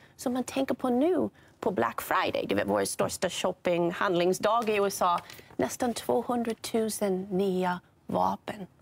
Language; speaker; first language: Swedish; non-native, fluent; English